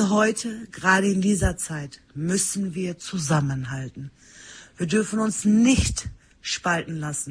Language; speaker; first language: German; early bilingual, other home language; Turkish